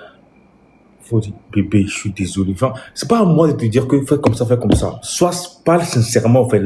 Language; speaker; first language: French; non-native, local second language; Lingala